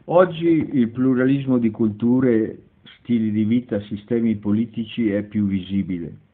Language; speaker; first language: Italian; native; Italian